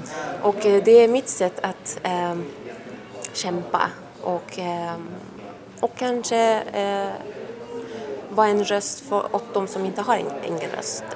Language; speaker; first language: Swedish; non-native, fluent; Persian